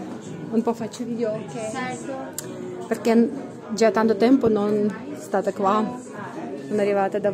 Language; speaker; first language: Italian; non-native, learner; Russian